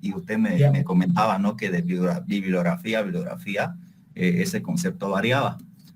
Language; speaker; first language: Spanish; native; Spanish